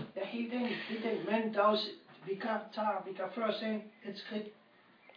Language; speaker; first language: Danish; non-native, fluent; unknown